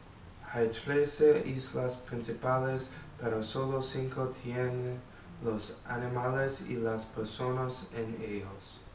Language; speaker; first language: Spanish; non-native, learner; English